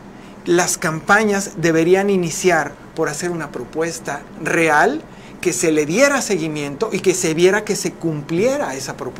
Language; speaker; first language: Spanish; native; Spanish